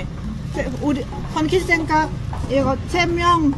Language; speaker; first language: Korean; non-native, learner; Lao